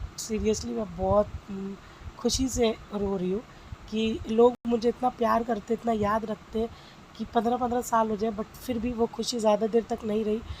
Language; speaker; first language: Hindi; non-native, local second language; Bangla